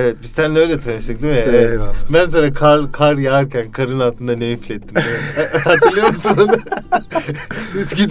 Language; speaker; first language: Turkish; native; Turkish